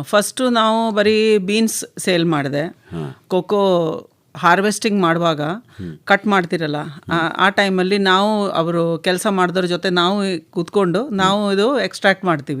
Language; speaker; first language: Kannada; non-native, local second language; Malayalam